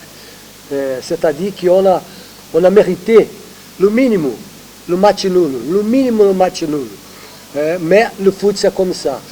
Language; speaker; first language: French; non-native, learner; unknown